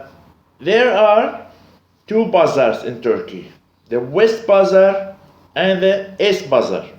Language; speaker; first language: English; non-native, learner; Arabic